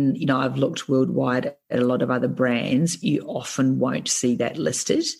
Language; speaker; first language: English; native; English